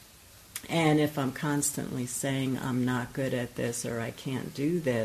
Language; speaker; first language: English; native; English